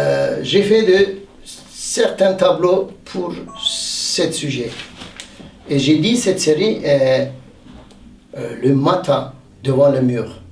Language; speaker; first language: French; non-native, fluent; Turkish